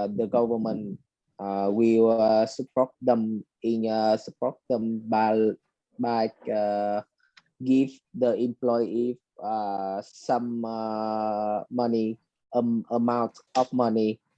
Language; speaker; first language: English; non-native, learner; Vietnamese